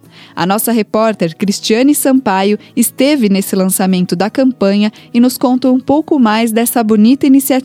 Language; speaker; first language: Portuguese; native; Portuguese